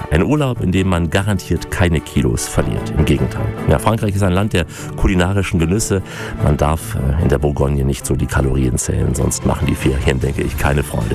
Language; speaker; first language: German; native; German